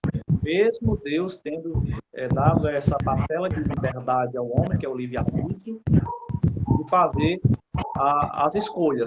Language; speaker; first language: Portuguese; native; Portuguese